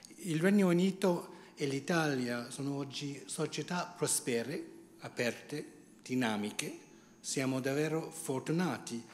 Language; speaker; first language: Italian; non-native, fluent; English